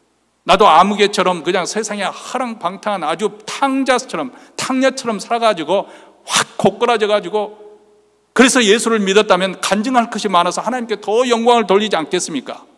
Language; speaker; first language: Korean; native; Korean